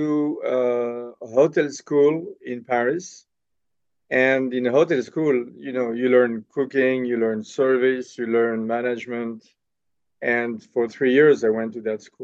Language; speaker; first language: English; non-native, fluent; French